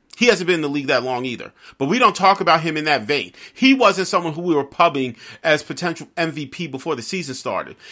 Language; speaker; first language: English; native; English